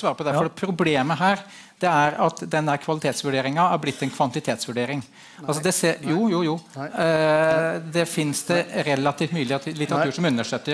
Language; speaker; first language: Norwegian; native; Norwegian